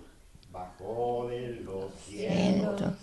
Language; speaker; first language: Spanish; native; Spanish